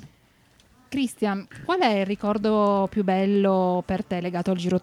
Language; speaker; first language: Italian; native; Italian